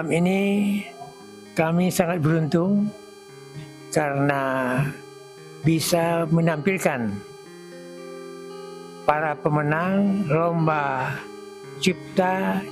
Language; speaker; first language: Indonesian; non-native, local second language; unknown